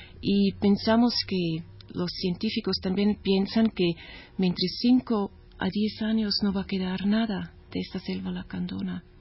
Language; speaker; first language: Spanish; non-native, learner; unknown